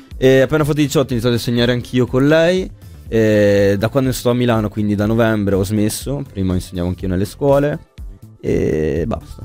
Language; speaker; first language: Italian; early bilingual, other home language; English